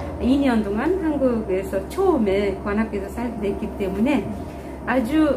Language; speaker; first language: Korean; non-native, fluent; Turkish